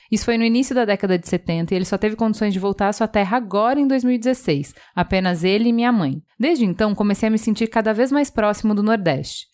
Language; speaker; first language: Portuguese; native; Portuguese